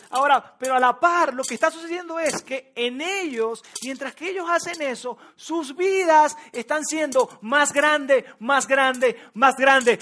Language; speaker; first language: Spanish; native; Spanish